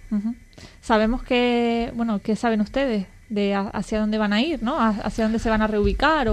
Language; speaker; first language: Spanish; native; Spanish